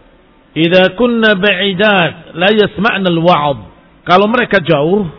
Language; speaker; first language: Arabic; non-native, fluent; Indonesian